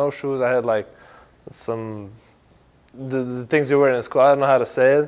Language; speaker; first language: English; non-native, fluent; Slovenian